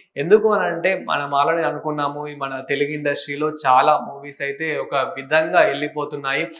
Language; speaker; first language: Telugu; native; Telugu